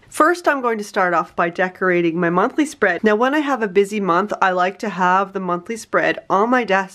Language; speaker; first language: English; native; English